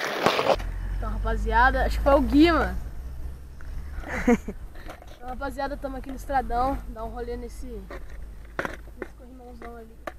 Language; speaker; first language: Portuguese; native; Portuguese